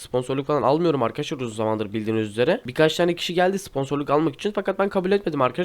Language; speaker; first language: Turkish; native; Turkish